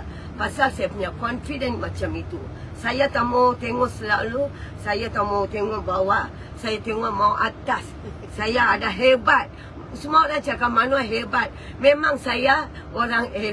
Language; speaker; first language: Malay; non-native, local second language; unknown